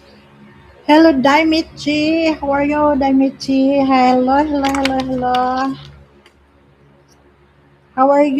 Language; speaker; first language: English; non-native, local second language; Filipino